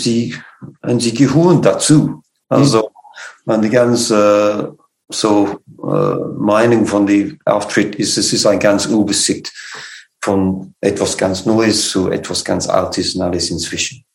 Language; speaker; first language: German; non-native, fluent; English